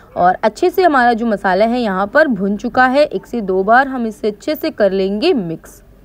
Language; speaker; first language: Hindi; native; Hindi